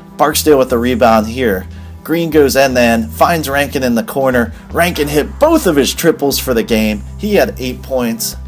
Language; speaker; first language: English; native; English